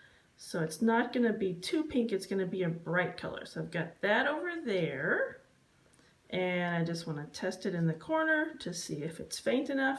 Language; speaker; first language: English; native; English